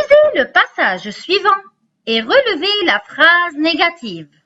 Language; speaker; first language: French; non-native, local second language; Arabic